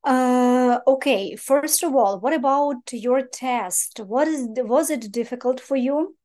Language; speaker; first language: English; non-native, fluent; Ukrainian